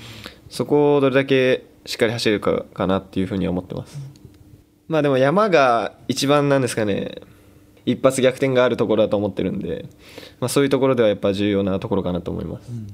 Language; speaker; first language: Japanese; native; Japanese